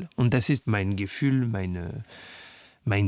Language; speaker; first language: German; non-native, fluent; French